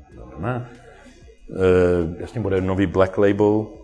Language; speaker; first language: Czech; non-native, learner; English